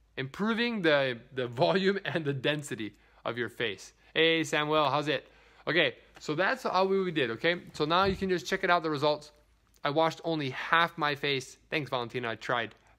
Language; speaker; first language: English; native; English